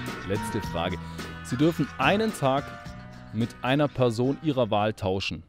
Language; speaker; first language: German; native; German